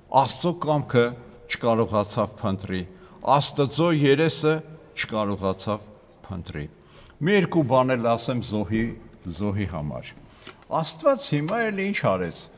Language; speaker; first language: Armenian; native; Armenian